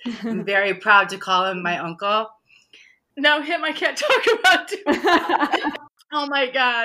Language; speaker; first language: English; early bilingual, other home language; Albanian